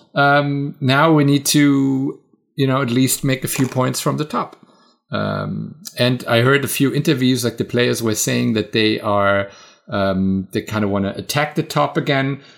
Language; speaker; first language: English; non-native, fluent; German